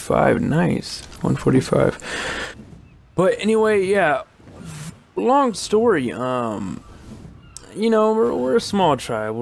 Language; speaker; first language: English; native; English